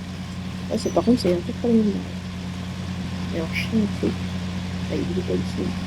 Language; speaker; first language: French; native; French